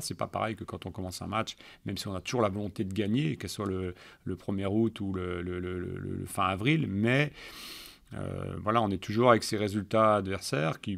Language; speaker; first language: French; native; French